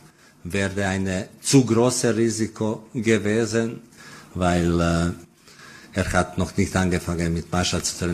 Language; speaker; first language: German; non-native, fluent; Croatian